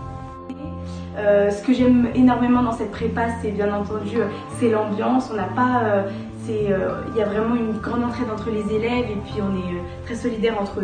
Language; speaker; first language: French; native; French